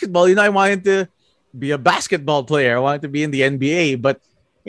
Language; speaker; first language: English; non-native, local second language; Filipino